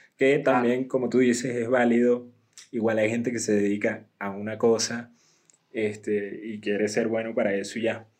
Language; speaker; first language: Spanish; native; Spanish